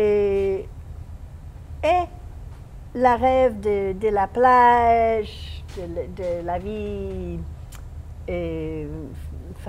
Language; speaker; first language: French; non-native, fluent; English